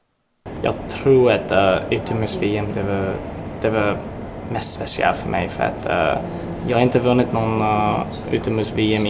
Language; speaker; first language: Swedish; early bilingual, heritage; English